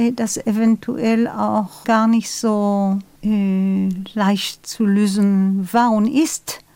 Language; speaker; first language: German; non-native, fluent; Hebrew